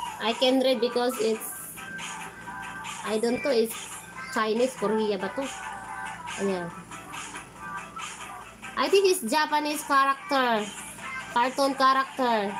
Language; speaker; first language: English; non-native, learner; Filipino